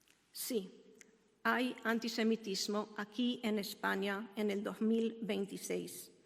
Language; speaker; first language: Spanish; non-native, fluent; Hebrew